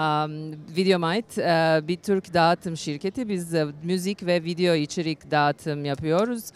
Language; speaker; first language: Turkish; non-native, learner; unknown